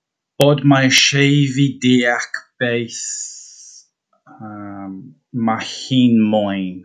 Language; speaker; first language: Welsh; non-native, learner; English